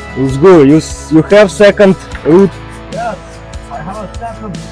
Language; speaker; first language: English; non-native, learner; Turkish